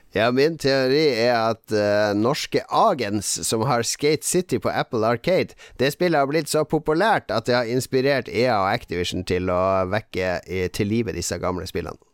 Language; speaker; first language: Norwegian; native; Norwegian